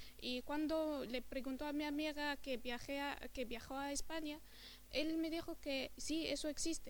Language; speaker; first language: Spanish; non-native, fluent; Arabic